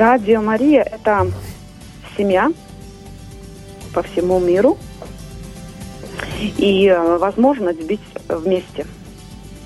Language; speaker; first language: Russian; non-native, local second language; Latvian